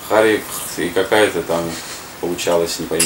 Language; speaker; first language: Russian; native; Russian